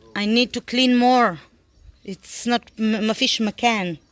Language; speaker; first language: English; non-native, learner; German